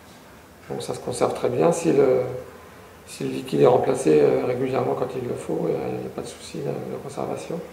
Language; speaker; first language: French; native; French